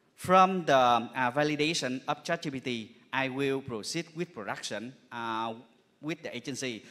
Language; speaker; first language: English; non-native, fluent; Vietnamese